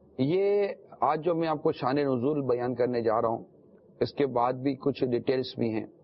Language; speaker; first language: Urdu; non-native, local second language; Memoni